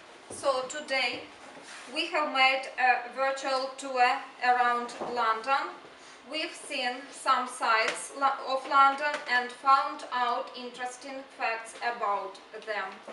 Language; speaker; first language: English; non-native, fluent; Ukrainian